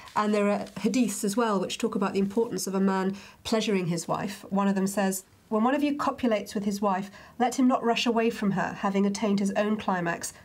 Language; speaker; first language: English; native; English